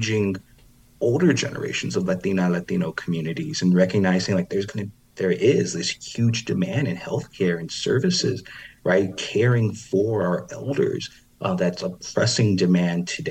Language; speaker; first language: English; native; English